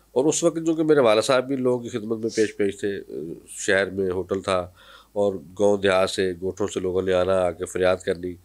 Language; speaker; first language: Urdu; native; Urdu